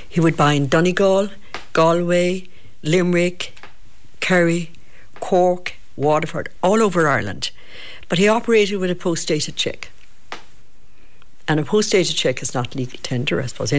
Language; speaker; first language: English; native; English